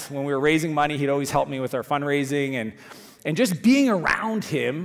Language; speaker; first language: English; native; English